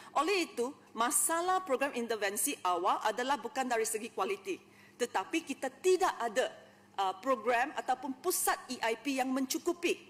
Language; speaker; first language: Malay; non-native, local second language; Chinese